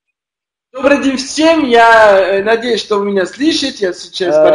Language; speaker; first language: Russian; non-native, learner; French